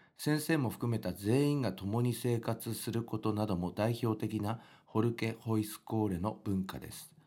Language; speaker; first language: Japanese; native; Japanese